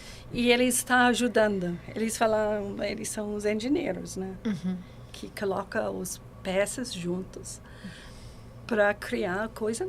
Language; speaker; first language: Portuguese; non-native, learner; English